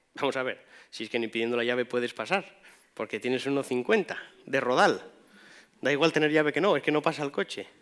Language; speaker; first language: Spanish; native; Spanish